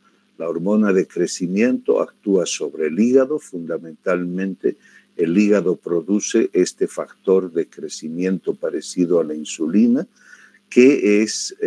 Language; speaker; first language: Spanish; native; Spanish